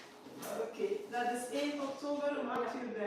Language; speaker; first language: Dutch; non-native, fluent; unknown